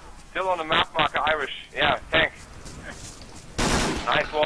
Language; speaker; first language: English; non-native, fluent; German